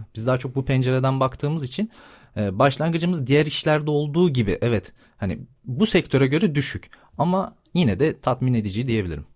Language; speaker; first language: Turkish; native; Turkish